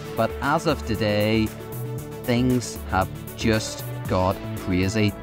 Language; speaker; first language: English; native; English